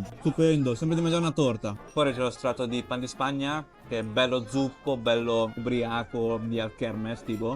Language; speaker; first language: Italian; early bilingual, other home language; Chinese